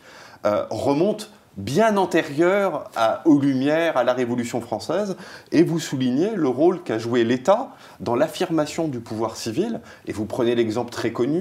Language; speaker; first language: French; native; French